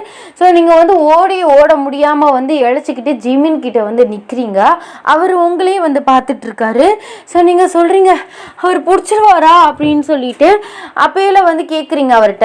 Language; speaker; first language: Tamil; native; Tamil